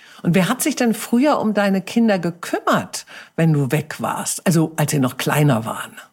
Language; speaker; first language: German; native; German